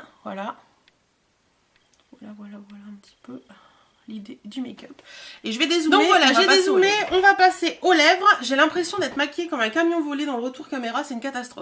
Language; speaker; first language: French; native; French